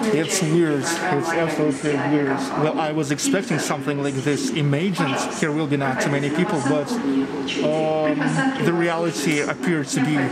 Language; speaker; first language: English; non-native, fluent; Russian